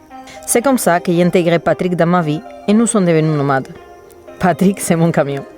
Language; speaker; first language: French; non-native, fluent; Spanish